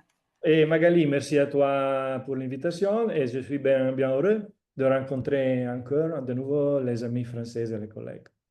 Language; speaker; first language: French; non-native, fluent; Italian